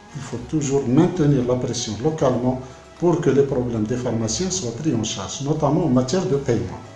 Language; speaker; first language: French; non-native, local second language; Arabic